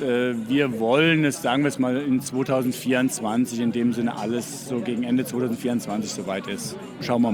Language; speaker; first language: German; native; German